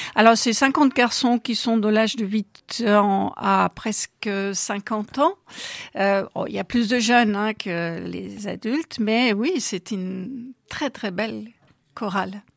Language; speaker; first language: French; non-native, fluent; German